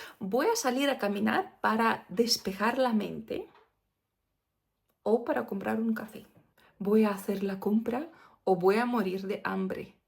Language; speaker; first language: Spanish; non-native, fluent; Ukrainian